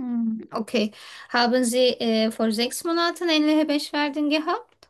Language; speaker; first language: German; non-native, learner; Turkish